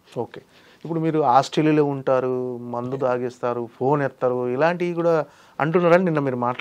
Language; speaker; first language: Telugu; native; Telugu